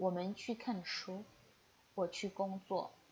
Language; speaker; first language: Chinese; non-native, fluent; Indonesian